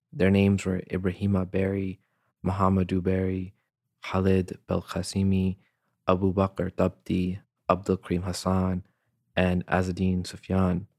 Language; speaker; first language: English; native; English